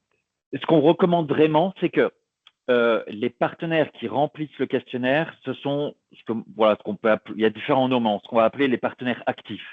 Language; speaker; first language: French; native; French